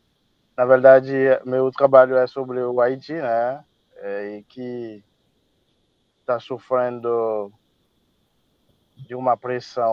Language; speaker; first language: Portuguese; non-native, fluent; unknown